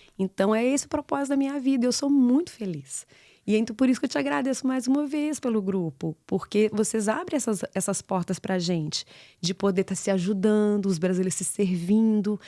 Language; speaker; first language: Portuguese; native; Portuguese